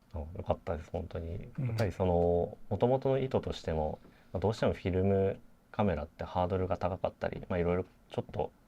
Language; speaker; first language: Japanese; native; Japanese